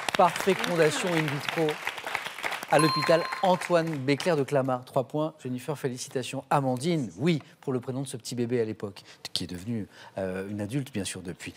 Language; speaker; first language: French; native; French